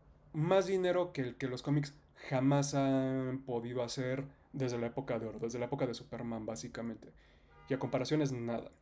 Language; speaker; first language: Spanish; native; Spanish